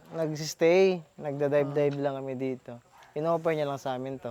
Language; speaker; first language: Filipino; non-native, local second language; Aklanon